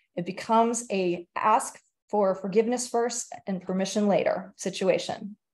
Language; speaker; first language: English; native; English